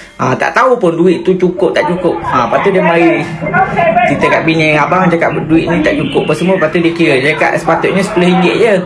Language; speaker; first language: Malay; native; Malay